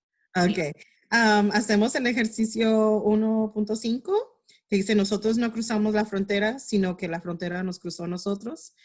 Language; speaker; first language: Spanish; early bilingual, heritage; Spanish